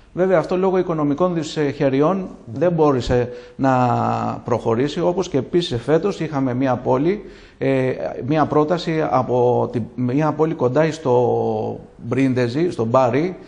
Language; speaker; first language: Greek; native; Greek